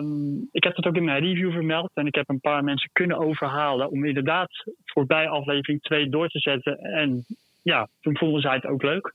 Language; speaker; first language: Dutch; native; Dutch